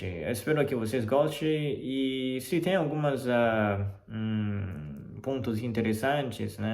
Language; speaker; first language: Portuguese; non-native, fluent; Chinese